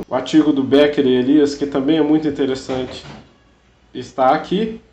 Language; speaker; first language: Portuguese; native; Portuguese